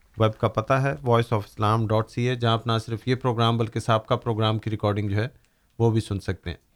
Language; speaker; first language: Urdu; native; Urdu